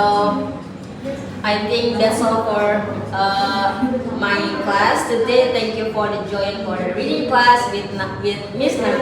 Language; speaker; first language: English; non-native, learner; Indonesian